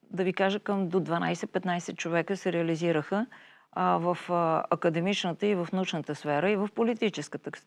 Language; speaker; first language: Bulgarian; native; Bulgarian